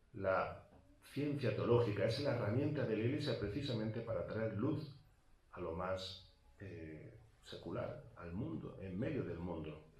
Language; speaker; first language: Spanish; native; Spanish